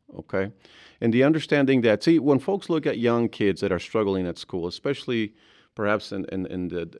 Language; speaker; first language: English; early bilingual, other home language; Spanish